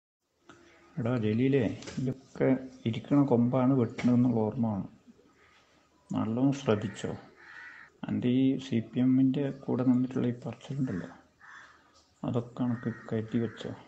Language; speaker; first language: Malayalam; native; Malayalam